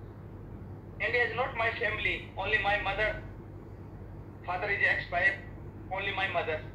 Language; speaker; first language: English; non-native, learner; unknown